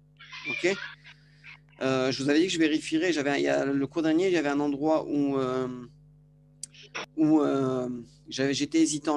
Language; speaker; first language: French; native; French